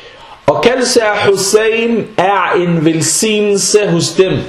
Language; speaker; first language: Danish; non-native, fluent; Arabic